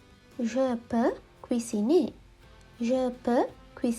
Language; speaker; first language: French; non-native, fluent; Sinhala